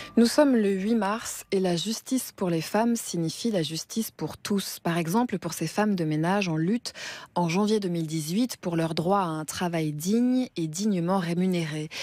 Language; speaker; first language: French; native; French